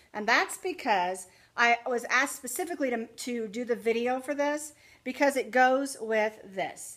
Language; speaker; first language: English; native; English